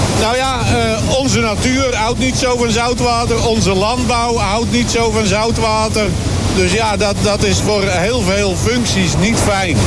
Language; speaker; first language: Dutch; native; Dutch